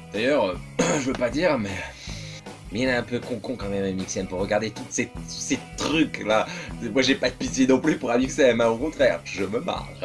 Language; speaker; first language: French; native; French